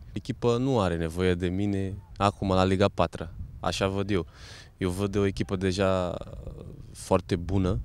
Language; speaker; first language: Romanian; non-native, fluent; Portuguese